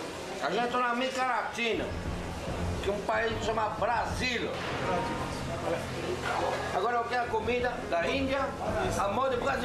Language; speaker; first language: Portuguese; non-native, fluent; French